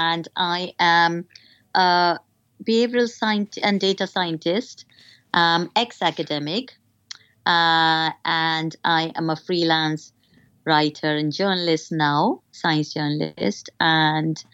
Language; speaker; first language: English; non-native, local second language; Hindi